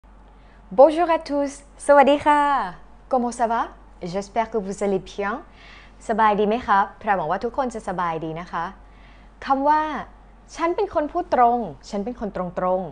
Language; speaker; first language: French; non-native, fluent; Thai